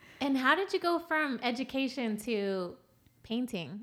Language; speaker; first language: English; early bilingual, other home language; Spanish